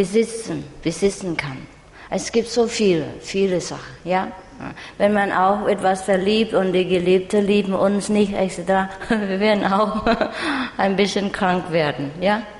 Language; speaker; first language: German; non-native, learner; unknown